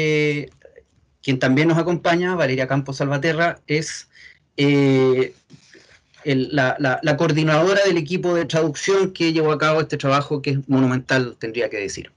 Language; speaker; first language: Spanish; native; Spanish